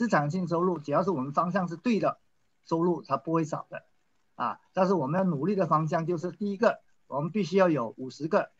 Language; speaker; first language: Chinese; native; Chinese